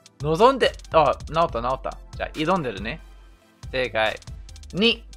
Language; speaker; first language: Japanese; non-native, fluent; English